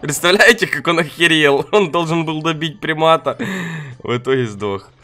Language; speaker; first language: Russian; native; Russian